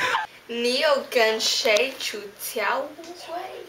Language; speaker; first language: Chinese; non-native, learner; English